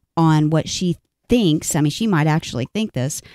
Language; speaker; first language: English; native; English